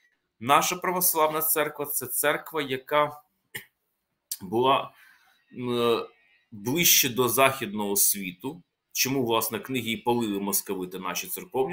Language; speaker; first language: Ukrainian; native; Ukrainian